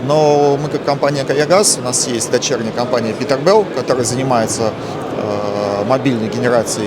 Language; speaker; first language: Russian; native; Russian